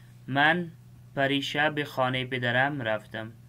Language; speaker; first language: Persian; non-native, fluent; Urdu